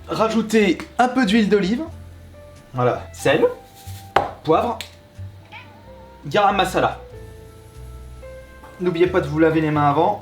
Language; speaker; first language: French; native; French